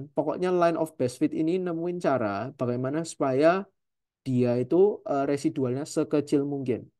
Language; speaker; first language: Indonesian; native; Indonesian